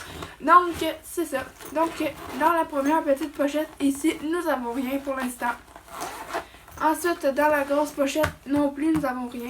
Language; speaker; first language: French; native; French